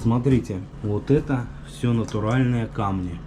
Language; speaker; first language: Russian; native; Russian